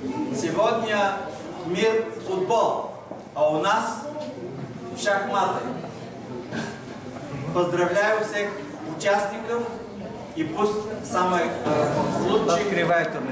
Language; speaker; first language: Russian; non-native, fluent; Bulgarian